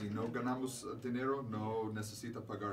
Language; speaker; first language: Spanish; non-native, learner; English